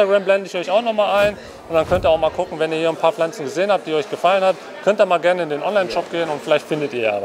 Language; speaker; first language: German; native; German